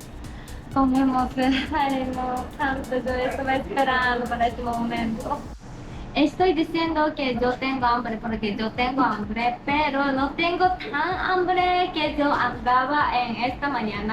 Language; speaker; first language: Spanish; non-native, learner; Japanese